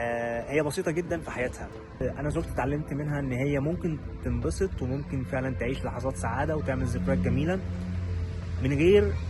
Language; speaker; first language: Arabic; native; Arabic